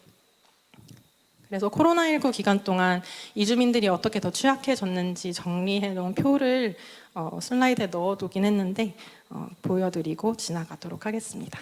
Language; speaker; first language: Korean; native; Korean